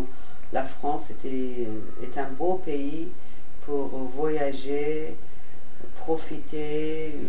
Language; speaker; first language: French; non-native, fluent; Persian